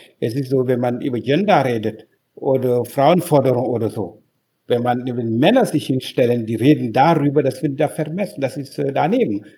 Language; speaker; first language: German; non-native, fluent; Wolof